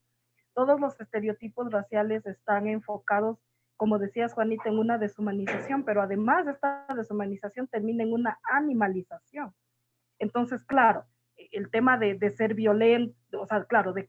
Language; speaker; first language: Spanish; native; Spanish